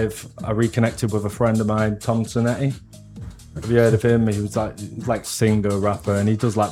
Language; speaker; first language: English; native; English